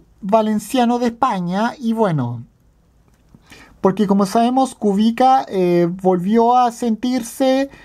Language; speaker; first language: Spanish; native; Spanish